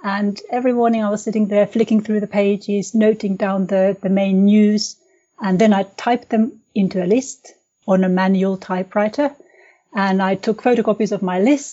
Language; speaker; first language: English; non-native, fluent; Finnish